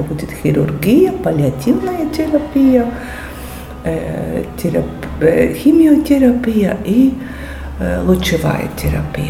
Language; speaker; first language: Russian; non-native, local second language; Latvian